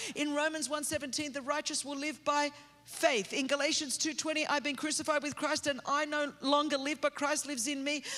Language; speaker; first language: English; native; English